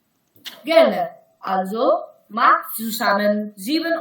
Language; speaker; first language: German; non-native, learner; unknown